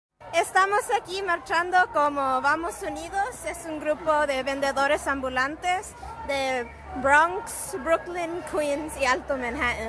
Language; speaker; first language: Spanish; non-native, fluent; English